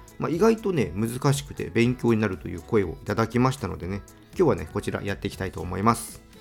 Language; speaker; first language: Japanese; native; Japanese